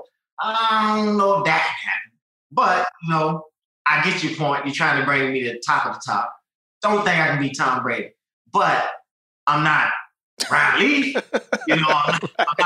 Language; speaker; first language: English; native; English